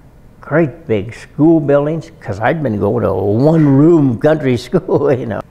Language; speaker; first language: English; native; English